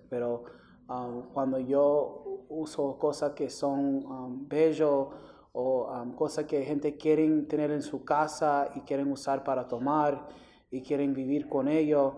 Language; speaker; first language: Spanish; early bilingual, heritage; Spanish